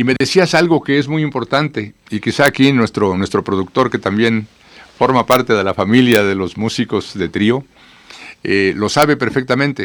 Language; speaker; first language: Spanish; native; Spanish